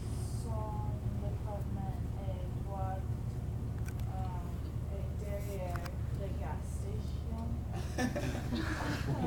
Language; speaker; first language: French; non-native, learner; English